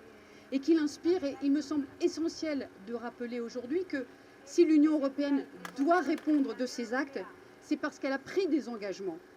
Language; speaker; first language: French; native; French